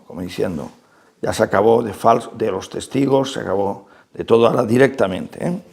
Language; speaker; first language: Spanish; native; Spanish